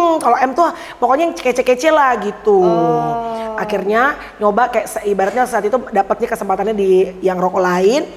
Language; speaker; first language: Indonesian; native; Indonesian